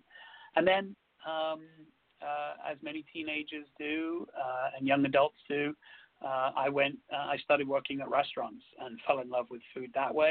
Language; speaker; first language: English; native; English